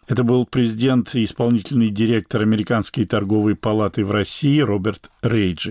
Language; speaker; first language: Russian; native; Russian